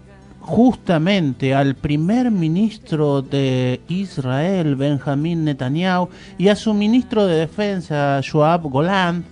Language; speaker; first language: Spanish; native; Spanish